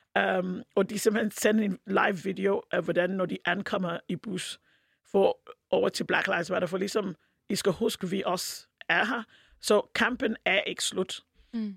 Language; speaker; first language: Danish; non-native, fluent; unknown